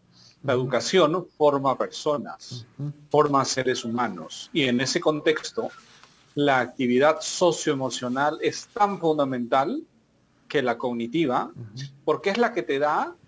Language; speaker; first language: Spanish; native; Spanish